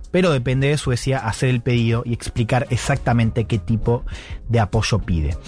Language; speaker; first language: Spanish; native; Spanish